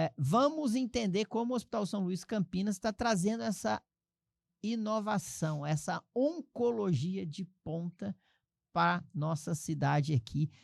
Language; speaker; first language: Portuguese; native; Portuguese